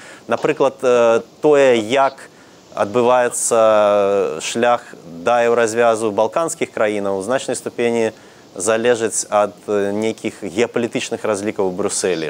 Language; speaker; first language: Belarusian; native; Belarusian